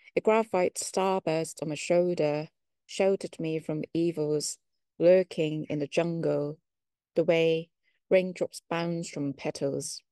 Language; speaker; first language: English; non-native, local second language; Cantonese